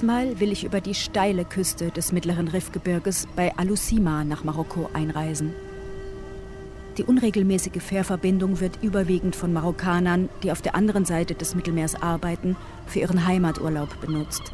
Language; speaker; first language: German; native; German